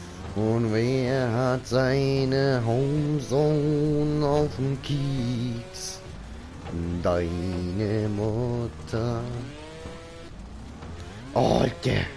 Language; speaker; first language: German; native; German